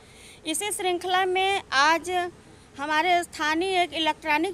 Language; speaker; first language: Hindi; native; Hindi